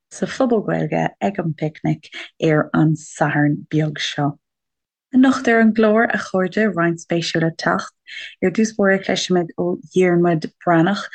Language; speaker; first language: Irish; native; Irish